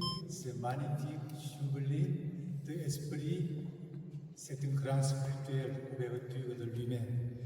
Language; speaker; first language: French; non-native, fluent; Korean